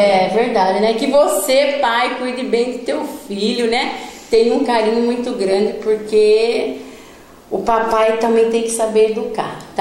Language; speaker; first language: Portuguese; native; Portuguese